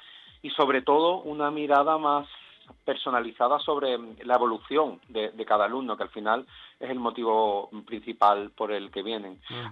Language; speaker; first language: Spanish; native; Spanish